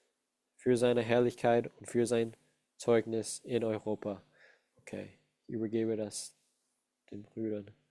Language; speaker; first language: German; non-native, fluent; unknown